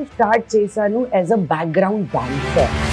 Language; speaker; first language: Telugu; non-native, local second language; Hindi